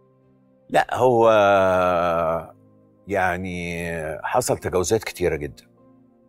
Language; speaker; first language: Arabic; native; Arabic